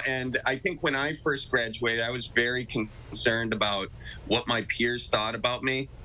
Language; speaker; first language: English; native; English